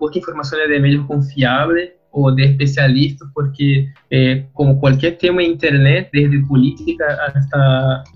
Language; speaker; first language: Spanish; non-native, learner; Portuguese